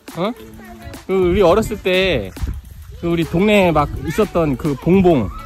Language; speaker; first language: Korean; native; Korean